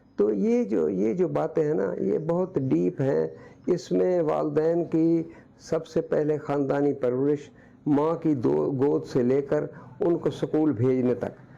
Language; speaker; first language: Urdu; non-native, local second language; Saraiki